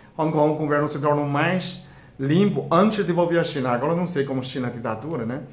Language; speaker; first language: Portuguese; non-native, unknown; Chinese